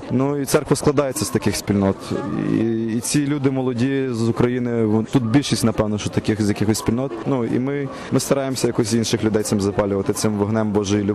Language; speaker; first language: Ukrainian; native; Ukrainian